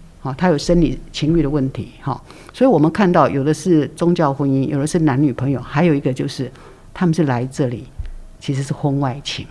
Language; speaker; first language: Chinese; native; Chinese